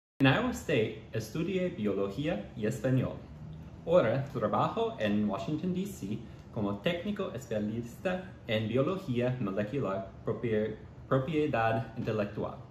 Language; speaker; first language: Spanish; non-native, fluent; English